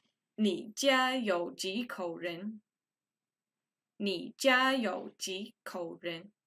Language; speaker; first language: Chinese; non-native, fluent; English